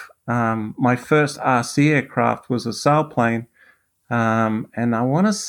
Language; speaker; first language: English; native; English